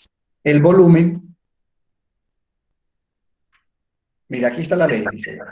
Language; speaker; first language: Spanish; native; Spanish